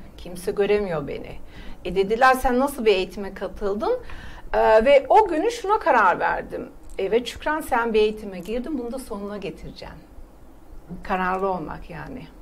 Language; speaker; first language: Turkish; early bilingual, heritage; Turkish